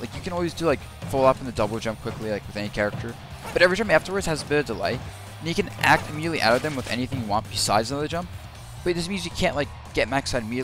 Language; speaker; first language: English; native; English